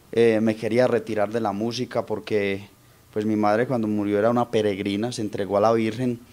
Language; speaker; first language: Spanish; native; Spanish